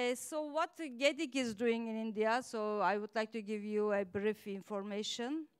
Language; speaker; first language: English; non-native, fluent; Turkish